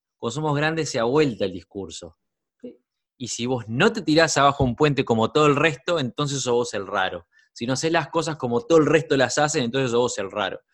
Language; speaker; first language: Spanish; native; Spanish